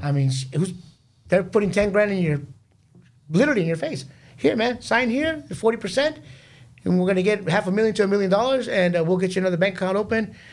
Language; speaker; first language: English; early bilingual, other home language; Spanish